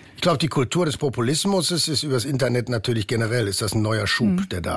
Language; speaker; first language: German; native; German